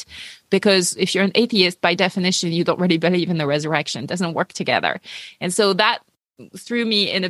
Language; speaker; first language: English; non-native, fluent; French